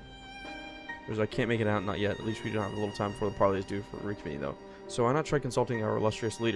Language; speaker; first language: English; native; English